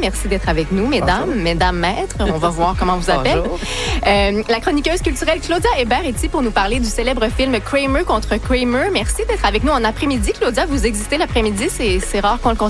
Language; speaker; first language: French; native; French